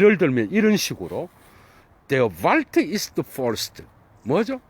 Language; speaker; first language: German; non-native, fluent; Korean